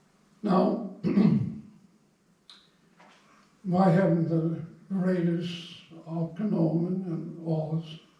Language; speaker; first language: Dutch; non-native, fluent; English